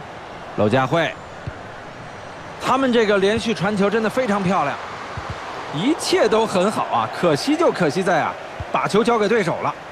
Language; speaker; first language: Chinese; native; Chinese